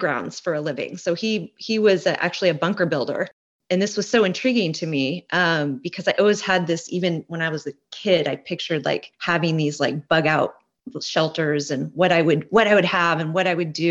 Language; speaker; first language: English; native; English